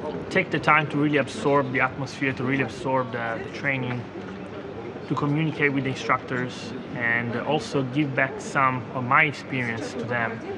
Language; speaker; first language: English; non-native, fluent; Italian